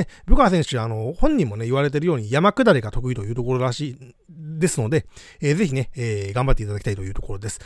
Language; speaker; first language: Japanese; native; Japanese